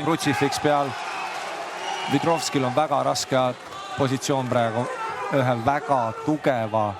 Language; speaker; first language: Estonian; native; Estonian